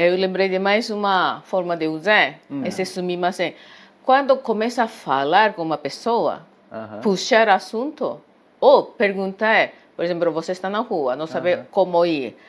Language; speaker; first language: Portuguese; non-native, fluent; Japanese